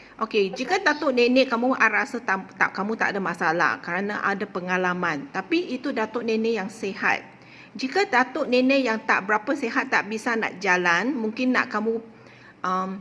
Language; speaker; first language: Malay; non-native, local second language; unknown